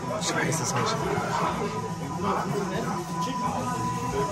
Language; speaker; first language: German; native; German